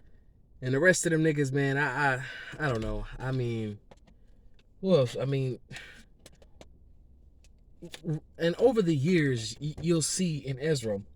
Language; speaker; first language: English; native; English